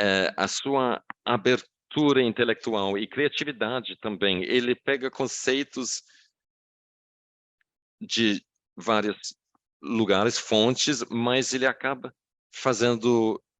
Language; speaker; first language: Portuguese; non-native, fluent; English